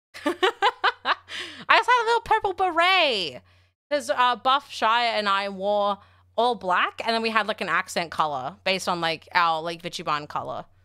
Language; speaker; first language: English; native; English